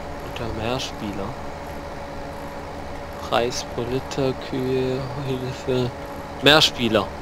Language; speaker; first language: German; native; German